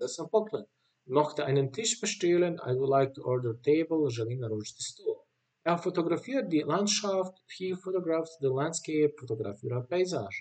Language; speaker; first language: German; non-native, fluent; Bosnian